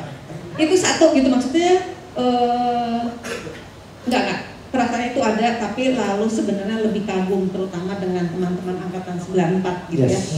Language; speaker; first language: Indonesian; native; Indonesian